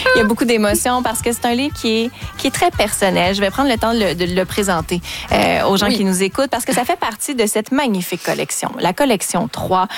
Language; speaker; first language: French; native; French